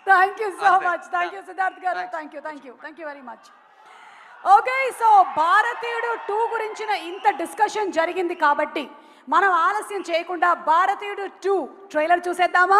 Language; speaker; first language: Telugu; native; Telugu